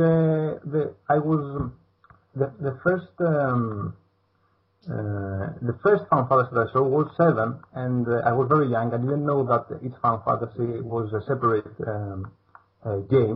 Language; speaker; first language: English; non-native, fluent; Greek